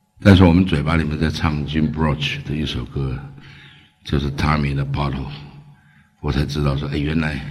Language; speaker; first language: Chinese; non-native, local second language; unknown